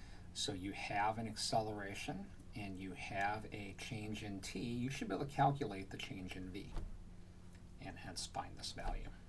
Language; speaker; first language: English; native; English